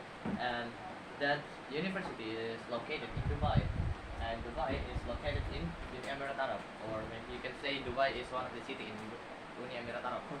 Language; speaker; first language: English; non-native, learner; Indonesian